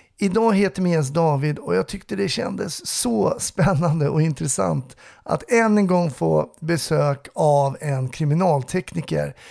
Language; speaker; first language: Swedish; native; Swedish